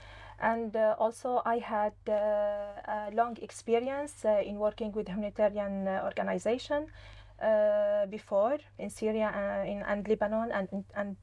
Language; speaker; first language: English; non-native, fluent; Arabic